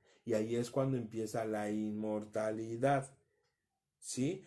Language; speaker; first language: Spanish; native; Spanish